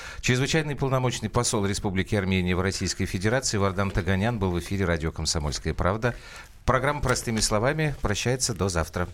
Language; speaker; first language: Russian; native; Russian